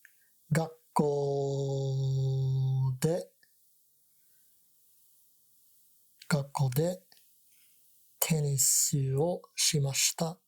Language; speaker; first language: Japanese; non-native, learner; English